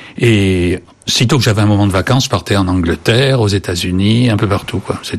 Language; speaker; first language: French; native; French